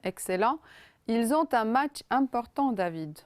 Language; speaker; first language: French; non-native, fluent; Romanian